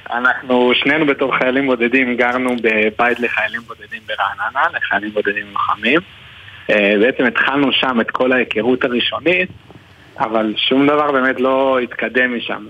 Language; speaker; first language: Hebrew; native; Hebrew